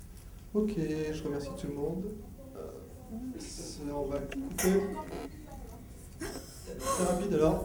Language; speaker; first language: French; native; French